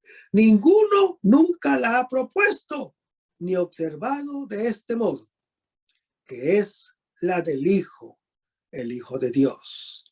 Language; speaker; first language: Spanish; native; Spanish